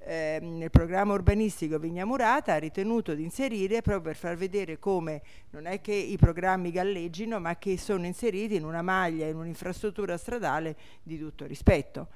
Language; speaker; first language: Italian; native; Italian